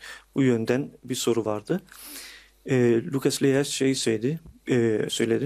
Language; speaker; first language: Turkish; early bilingual, heritage; Turkish